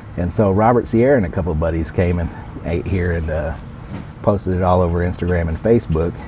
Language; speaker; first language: English; native; English